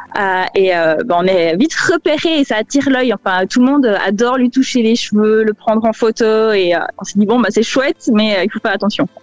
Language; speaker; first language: French; native; French